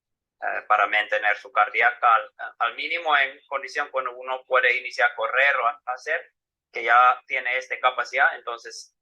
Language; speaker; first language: Spanish; non-native, fluent; Finnish